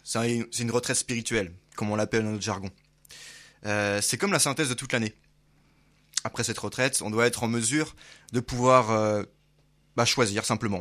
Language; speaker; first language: French; native; French